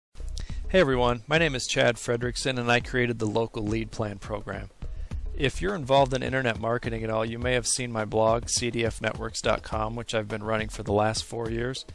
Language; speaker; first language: English; native; English